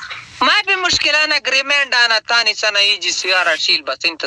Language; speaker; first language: Arabic; non-native, learner; Pashto